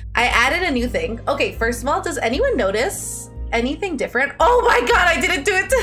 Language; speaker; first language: English; native; English